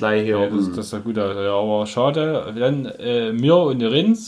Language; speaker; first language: German; native; German